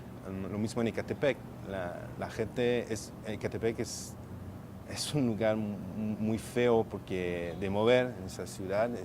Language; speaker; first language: Spanish; non-native, fluent; French